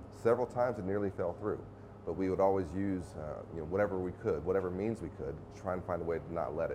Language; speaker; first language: English; native; English